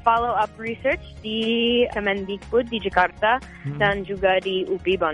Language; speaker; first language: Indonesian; non-native, fluent; English